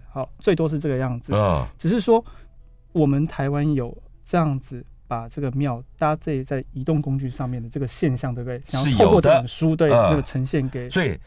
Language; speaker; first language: Chinese; native; Chinese